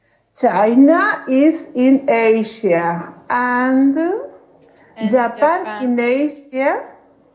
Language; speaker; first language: English; non-native, learner; Spanish